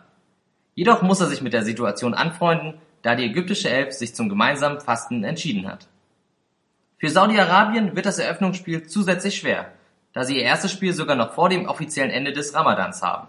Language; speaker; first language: German; native; German